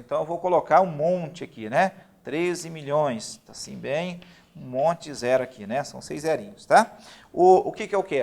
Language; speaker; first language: Portuguese; native; Portuguese